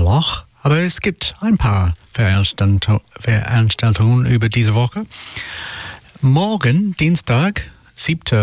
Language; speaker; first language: German; non-native, learner; English